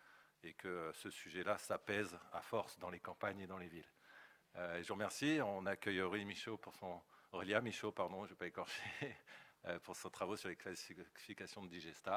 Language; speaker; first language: French; native; French